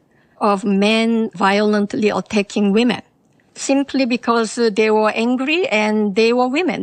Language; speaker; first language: English; non-native, fluent; Korean